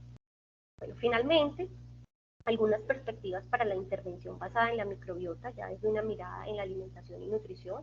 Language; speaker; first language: Spanish; native; Spanish